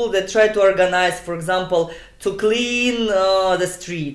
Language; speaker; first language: English; non-native, learner; Russian